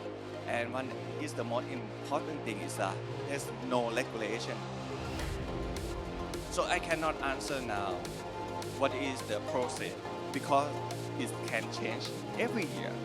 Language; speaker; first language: English; non-native, learner; Thai